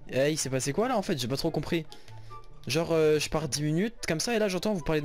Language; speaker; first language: French; native; French